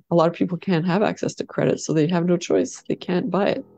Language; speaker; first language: English; native; English